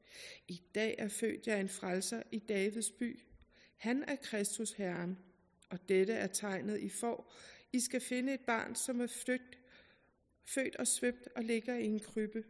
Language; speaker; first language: Danish; native; Danish